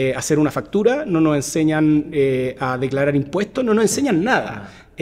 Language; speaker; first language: Spanish; native; Spanish